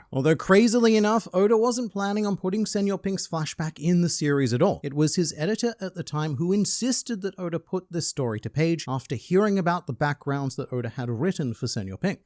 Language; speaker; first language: English; native; English